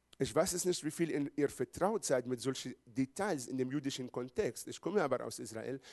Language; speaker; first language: German; non-native, fluent; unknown